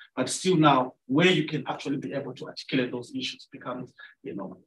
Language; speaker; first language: English; non-native, local second language; Shona